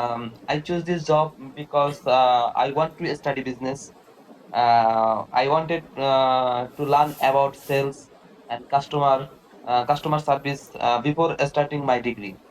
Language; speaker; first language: English; non-native, learner; Bangla